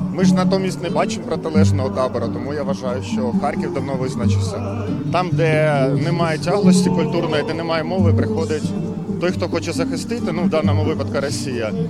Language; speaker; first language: Ukrainian; non-native, local second language; Russian